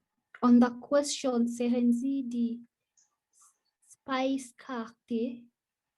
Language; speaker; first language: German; non-native, learner; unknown